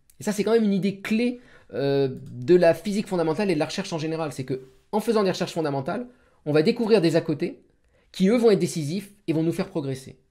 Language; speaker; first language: French; native; French